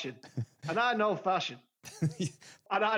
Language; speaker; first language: English; native; English